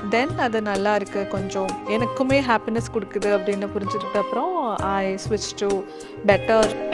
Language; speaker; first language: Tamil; non-native, local second language; Malayalam